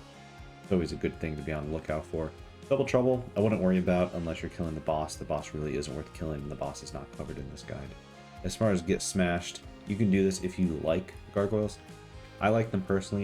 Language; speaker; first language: English; native; English